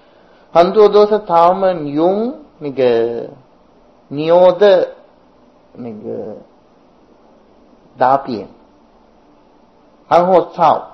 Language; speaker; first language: Chinese; non-native, fluent; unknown